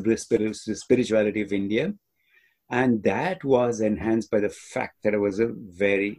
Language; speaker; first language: English; non-native, local second language; Tamil